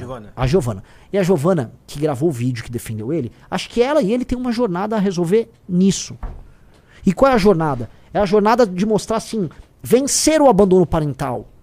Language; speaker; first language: Portuguese; native; Portuguese